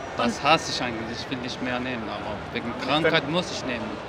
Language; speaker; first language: German; non-native, learner; Persian